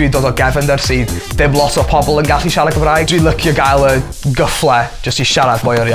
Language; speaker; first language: Welsh; non-native, local second language; English